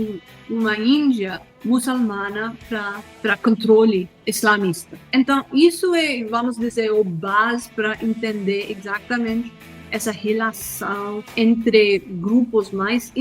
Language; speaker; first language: Portuguese; non-native, fluent; Hindi